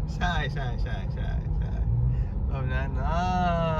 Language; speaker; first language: Thai; non-native, learner; Arabic